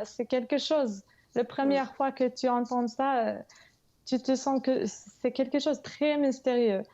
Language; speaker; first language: French; non-native, fluent; English